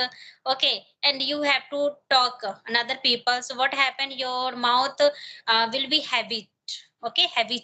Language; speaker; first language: English; non-native, learner; Hindi